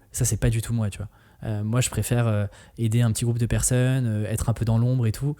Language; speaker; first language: French; native; French